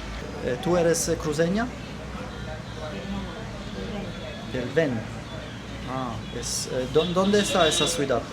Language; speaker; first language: Spanish; non-native, learner; German